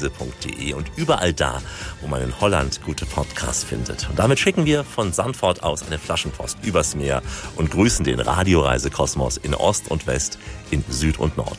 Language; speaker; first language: German; native; German